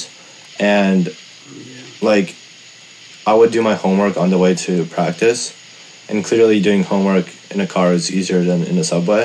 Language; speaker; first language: English; non-native, fluent; Russian